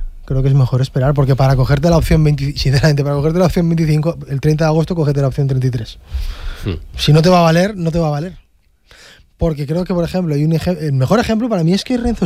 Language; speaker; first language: Spanish; native; Spanish